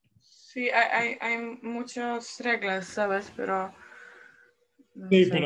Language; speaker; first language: Spanish; non-native, learner; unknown